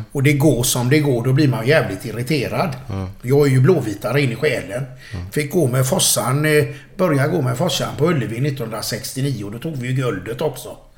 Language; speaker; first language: Swedish; native; Swedish